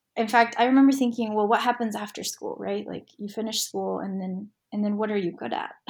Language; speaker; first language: English; early bilingual, other home language; Spanish